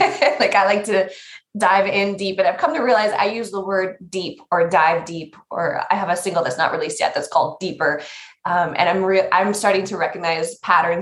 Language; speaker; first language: English; native; English